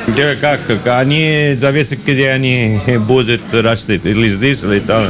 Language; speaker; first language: Russian; non-native, learner; Italian